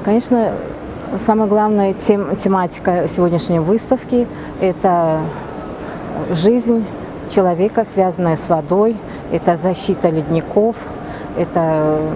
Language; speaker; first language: Russian; non-native, local second language; Tajik